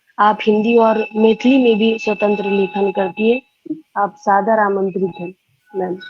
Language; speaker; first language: Hindi; native; Hindi